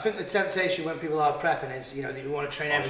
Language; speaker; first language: English; native; English